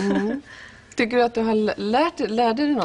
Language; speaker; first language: Swedish; native; Swedish